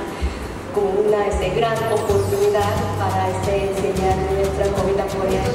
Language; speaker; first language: Spanish; non-native, learner; Korean